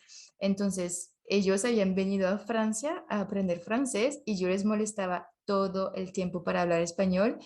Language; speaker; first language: Spanish; non-native, fluent; French